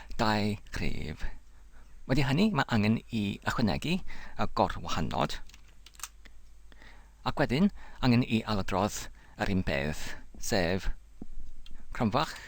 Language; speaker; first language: Welsh; non-native, fluent; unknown